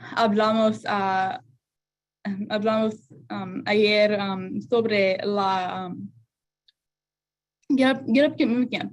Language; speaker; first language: Spanish; non-native, learner; English